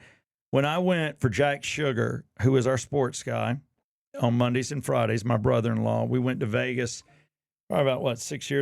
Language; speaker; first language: English; native; English